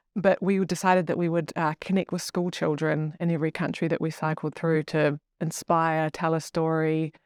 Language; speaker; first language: English; native; English